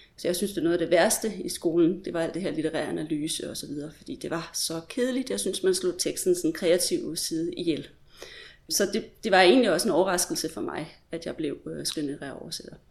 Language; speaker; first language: Danish; native; Danish